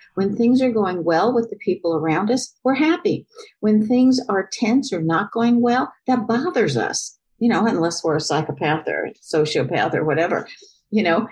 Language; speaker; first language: English; native; English